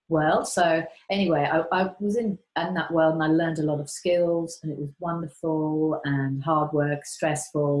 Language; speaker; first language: English; native; English